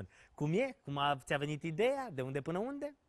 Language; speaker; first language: Romanian; native; Romanian